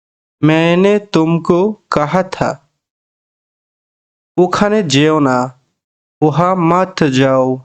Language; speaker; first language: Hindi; non-native, learner; Bangla